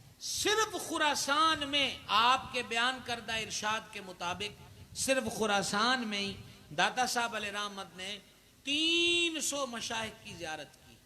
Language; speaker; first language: Urdu; non-native, local second language; Punjabi